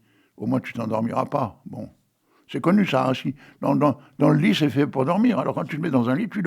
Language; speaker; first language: French; native; French